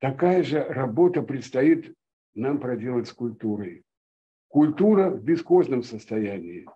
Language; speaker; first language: Russian; native; Russian